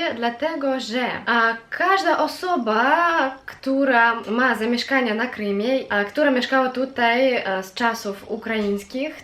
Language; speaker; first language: Polish; non-native, fluent; Russian